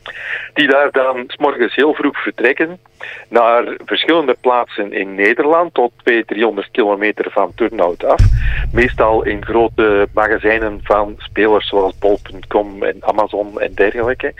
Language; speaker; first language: Dutch; native; Dutch